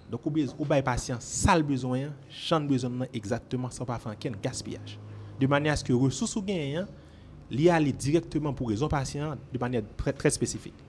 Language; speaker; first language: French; non-native, local second language; Haitian Creole